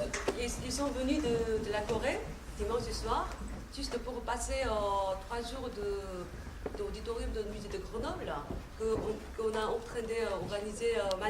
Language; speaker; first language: French; non-native, fluent; Korean